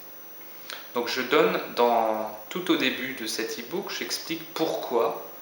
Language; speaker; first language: French; native; French